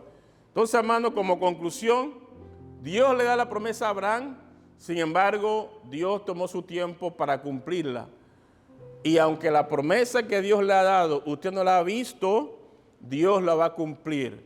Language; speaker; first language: Spanish; native; Spanish